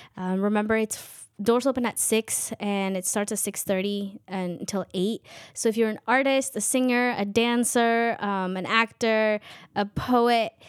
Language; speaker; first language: English; non-native, fluent; Kʼicheʼ